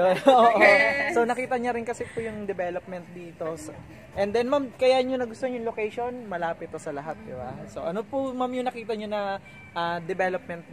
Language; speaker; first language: Filipino; native; Filipino